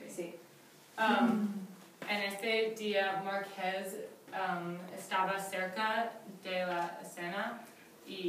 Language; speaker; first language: Spanish; non-native, learner; English